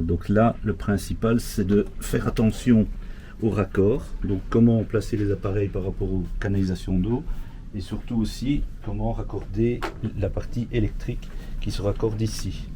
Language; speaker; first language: French; native; French